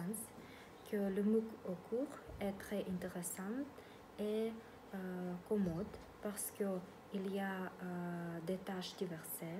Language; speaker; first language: French; non-native, learner; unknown